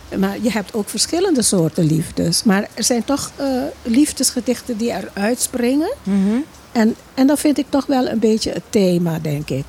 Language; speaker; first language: Dutch; non-native, local second language; Papiamento